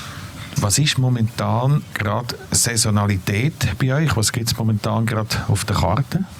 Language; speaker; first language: German; native; German